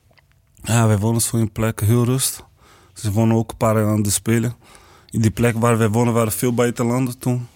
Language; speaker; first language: Dutch; non-native, learner; Portuguese